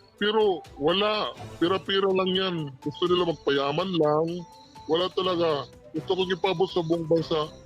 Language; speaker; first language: Filipino; non-native, local second language; Waray